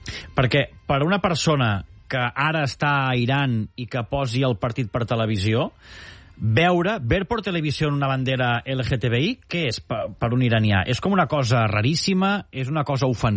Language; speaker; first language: Catalan; native; Catalan